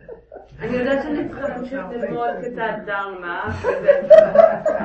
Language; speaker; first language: Hebrew; non-native, learner; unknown